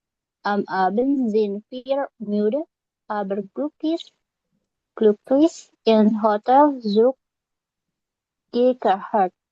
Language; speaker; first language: German; non-native, learner; Indonesian